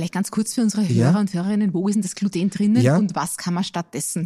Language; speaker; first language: German; native; German